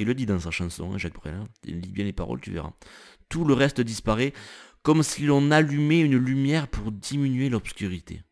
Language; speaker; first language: French; native; French